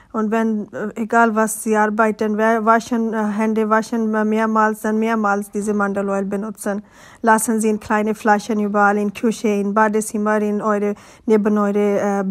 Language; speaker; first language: German; non-native, learner; Urdu